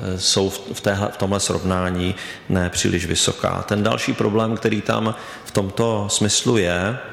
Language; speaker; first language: Czech; native; Czech